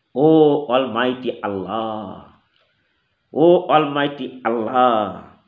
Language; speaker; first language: English; non-native, local second language; Bangla